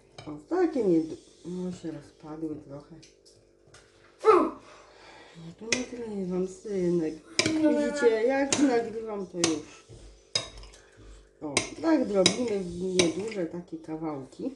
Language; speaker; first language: Polish; native; Polish